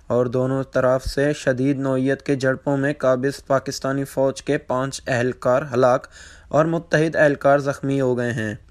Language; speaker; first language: Urdu; non-native, local second language; Baluchi